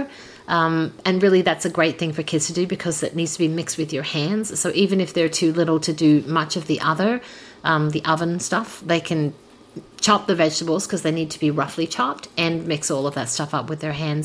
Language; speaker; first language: English; native; English